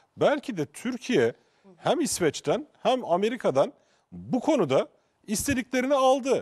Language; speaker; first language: Turkish; native; Turkish